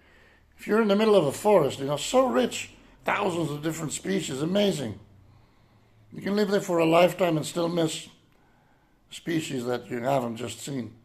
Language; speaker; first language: English; non-native, fluent; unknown